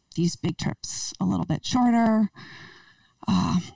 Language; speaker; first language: English; native; English